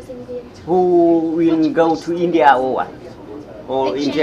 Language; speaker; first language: English; non-native, fluent; Vietnamese